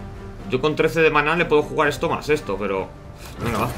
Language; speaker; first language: Spanish; native; Spanish